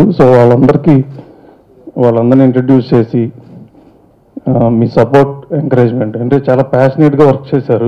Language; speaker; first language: Telugu; native; Telugu